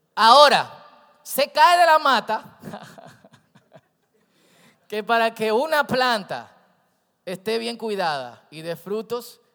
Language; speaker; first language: Spanish; native; Spanish